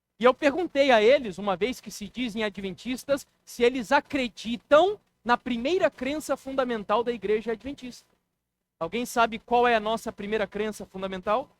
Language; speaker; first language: Portuguese; native; Portuguese